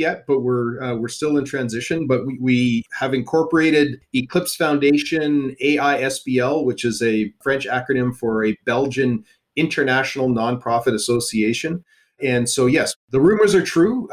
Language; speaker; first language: English; native; English